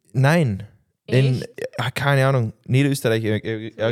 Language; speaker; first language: German; non-native, learner; English